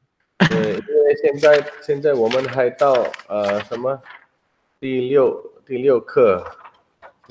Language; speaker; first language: Chinese; non-native, learner; Indonesian